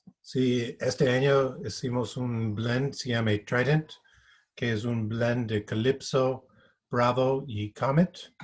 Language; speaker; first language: Spanish; non-native, fluent; English